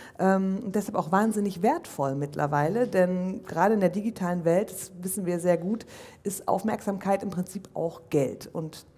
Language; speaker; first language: German; native; German